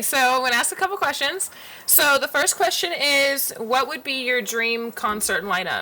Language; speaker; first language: English; native; English